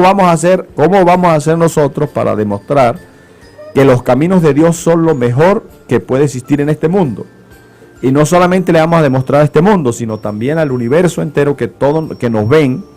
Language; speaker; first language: Spanish; native; Spanish